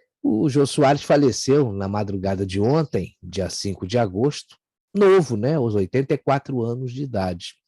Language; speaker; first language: Portuguese; native; Portuguese